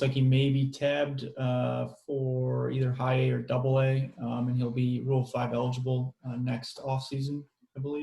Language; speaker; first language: English; native; English